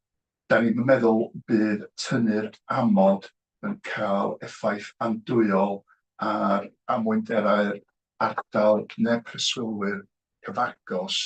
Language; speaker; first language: Welsh; native; Welsh